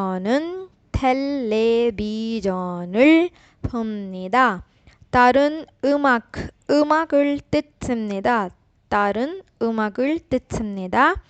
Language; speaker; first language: Korean; non-native, learner; Urdu